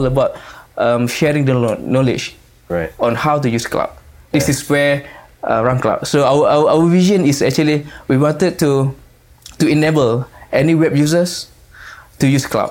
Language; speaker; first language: English; non-native, local second language; Malay